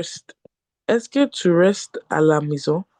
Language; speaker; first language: French; non-native, learner; English